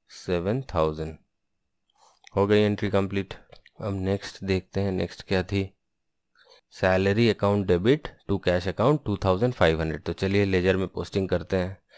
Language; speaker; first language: Hindi; non-native, local second language; Bangla